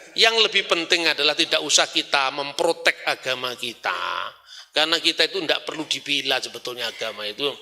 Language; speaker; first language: Indonesian; non-native, local second language; Javanese